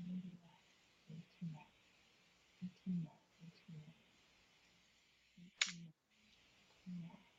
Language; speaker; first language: English; non-native, learner; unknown